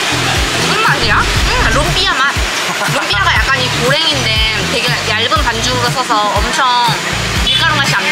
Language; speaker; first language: Korean; native; Korean